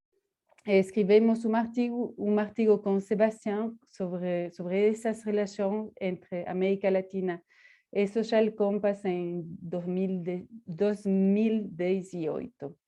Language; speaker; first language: Portuguese; non-native, fluent; Spanish